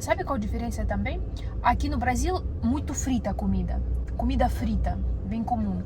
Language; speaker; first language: Portuguese; non-native, learner; Russian